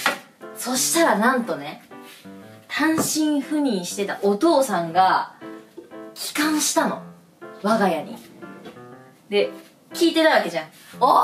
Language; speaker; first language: Japanese; native; Japanese